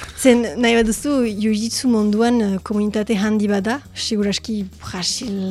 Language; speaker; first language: Basque; non-native, local second language; French